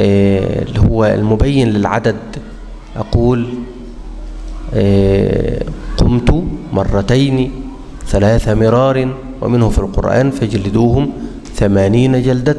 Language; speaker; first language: Arabic; native; Arabic